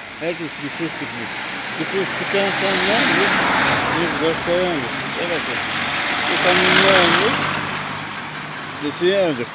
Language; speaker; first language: Turkish; non-native, learner; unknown